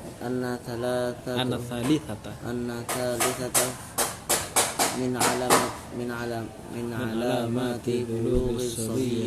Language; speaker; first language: Arabic; non-native, learner; Indonesian